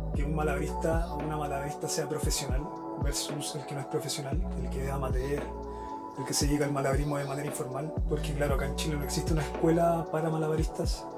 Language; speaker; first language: Spanish; native; Spanish